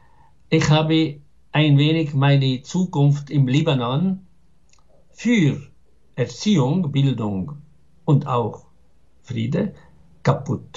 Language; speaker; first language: German; non-native, fluent; Arabic